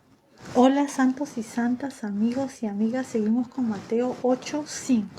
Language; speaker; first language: Spanish; native; Spanish